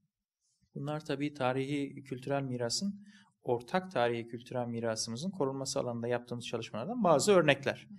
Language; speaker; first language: Turkish; native; Turkish